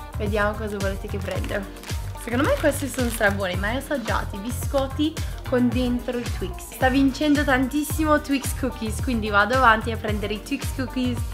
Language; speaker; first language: Italian; early bilingual, heritage; English